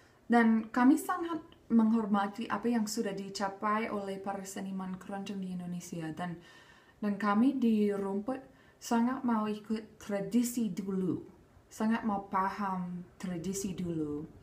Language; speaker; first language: Indonesian; non-native, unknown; English